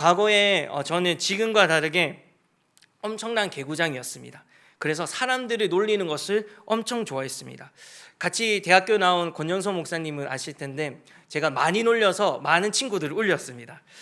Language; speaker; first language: Korean; native; Korean